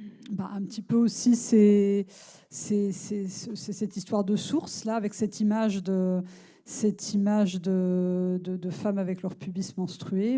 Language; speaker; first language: French; native; French